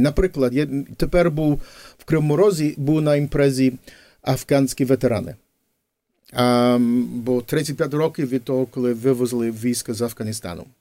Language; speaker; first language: Ukrainian; early bilingual, heritage; English